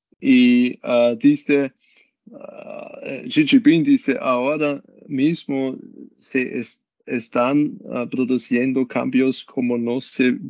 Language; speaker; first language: Spanish; non-native, learner; German